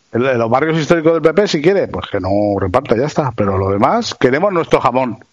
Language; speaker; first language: Spanish; native; Spanish